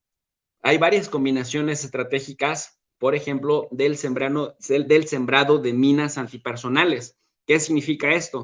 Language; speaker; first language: Spanish; native; Spanish